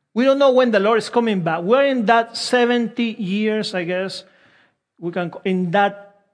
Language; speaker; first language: English; non-native, fluent; Spanish